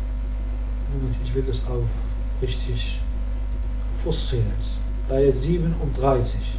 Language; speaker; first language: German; non-native, learner; Arabic